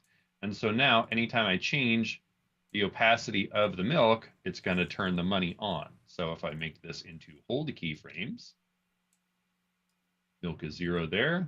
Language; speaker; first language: English; native; English